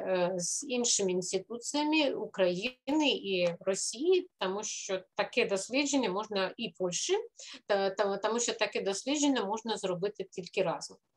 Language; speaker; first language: Ukrainian; non-native, fluent; Russian